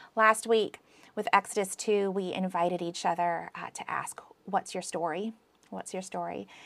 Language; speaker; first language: English; native; English